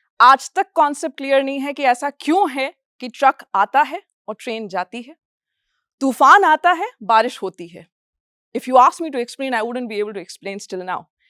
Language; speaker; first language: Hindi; non-native, fluent; English